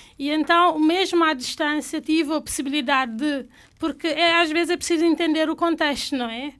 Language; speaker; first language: Portuguese; non-native, local second language; Fula